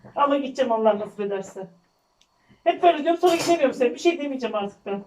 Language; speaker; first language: Turkish; native; Turkish